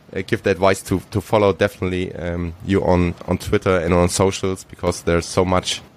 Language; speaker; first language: English; non-native, fluent; German